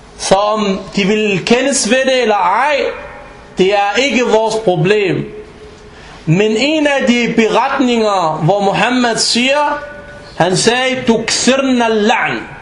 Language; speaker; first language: Danish; non-native, fluent; Arabic